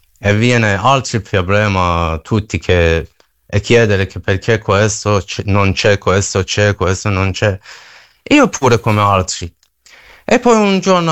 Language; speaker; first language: Italian; non-native, learner; Persian